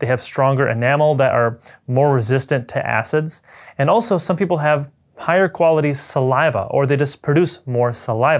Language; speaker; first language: English; native; English